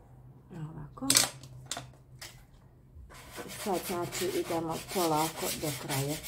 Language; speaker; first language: Croatian; native; Croatian